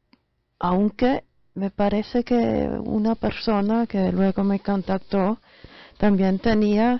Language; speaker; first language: Spanish; non-native, fluent; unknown